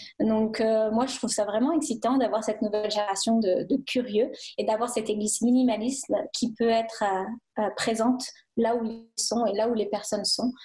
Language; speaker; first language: French; native; French